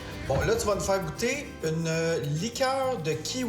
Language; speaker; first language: French; native; French